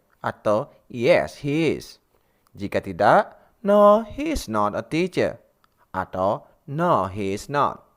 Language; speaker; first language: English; non-native, fluent; Indonesian